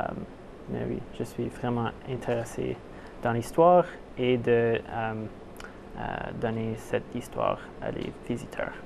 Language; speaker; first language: French; non-native, local second language; English